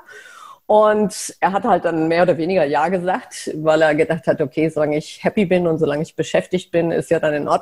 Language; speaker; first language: German; native; German